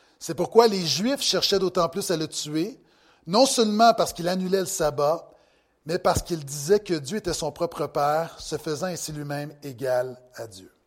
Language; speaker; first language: French; native; French